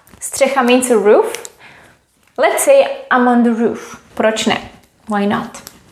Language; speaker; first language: English; non-native, fluent; Czech